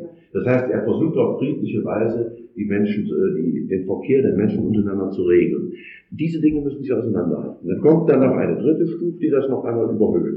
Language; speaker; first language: German; native; German